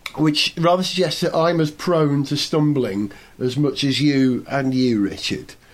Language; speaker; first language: English; native; English